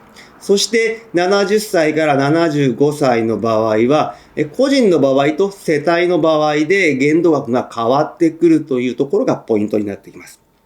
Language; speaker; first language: Japanese; native; Japanese